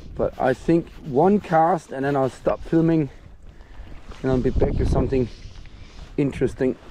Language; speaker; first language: English; non-native, fluent; Danish